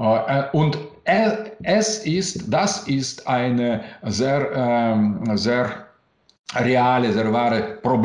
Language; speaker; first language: German; non-native, learner; Russian